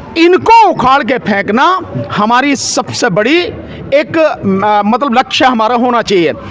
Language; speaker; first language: Hindi; native; Hindi